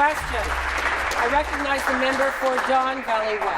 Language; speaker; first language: English; native; English